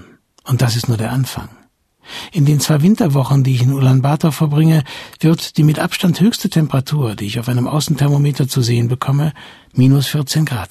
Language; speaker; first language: German; native; German